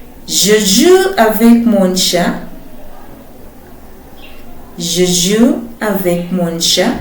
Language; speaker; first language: French; non-native, fluent; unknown